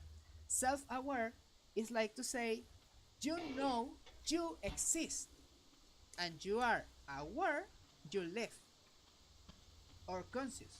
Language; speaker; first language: English; non-native, learner; Spanish